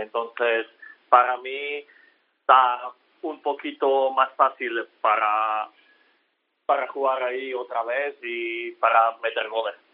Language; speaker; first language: Spanish; non-native, learner; Slovak